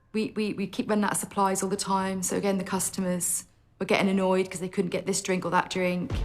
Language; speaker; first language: English; native; English